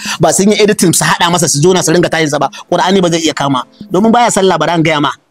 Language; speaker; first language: Hausa; native; Hausa